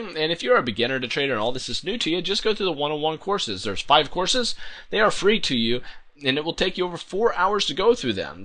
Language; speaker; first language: English; native; English